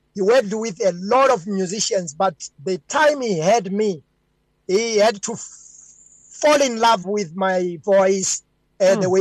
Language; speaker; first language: English; non-native, local second language; Venda